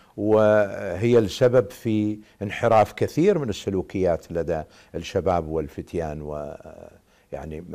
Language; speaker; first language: Arabic; native; Arabic